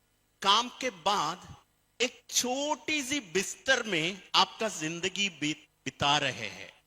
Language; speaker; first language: Hindi; non-native, learner; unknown